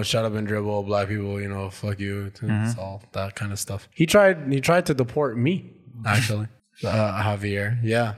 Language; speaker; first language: English; native; English